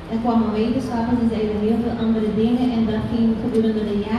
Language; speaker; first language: Dutch; non-native, fluent; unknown